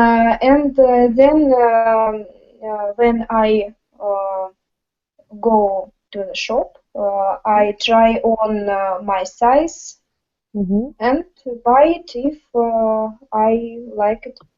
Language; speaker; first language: English; non-native, learner; Russian